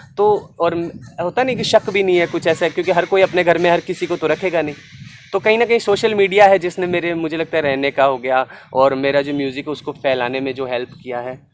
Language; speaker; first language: Hindi; native; Hindi